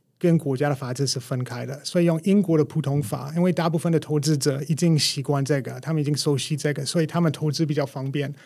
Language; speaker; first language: Chinese; non-native, fluent; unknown